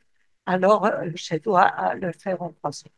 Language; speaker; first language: French; non-native, fluent; Spanish